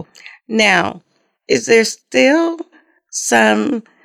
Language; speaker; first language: English; native; English